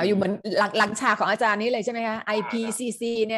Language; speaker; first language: Thai; native; Thai